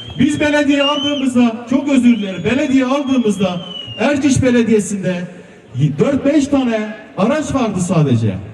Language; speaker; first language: Turkish; non-native, local second language; Kurdish